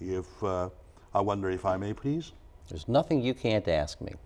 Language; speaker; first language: English; non-native, fluent; Chinese